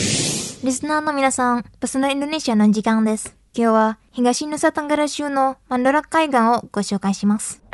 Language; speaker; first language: Japanese; non-native, fluent; Indonesian